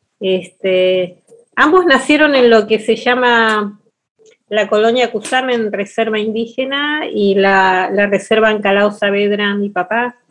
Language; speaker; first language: Spanish; native; Spanish